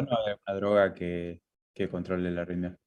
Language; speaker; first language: Spanish; native; Spanish